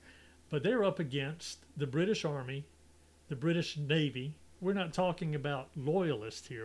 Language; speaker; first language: English; native; English